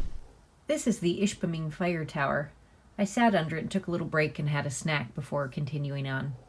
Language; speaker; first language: English; native; English